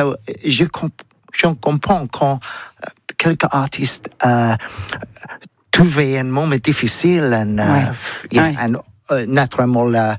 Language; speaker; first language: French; non-native, learner; English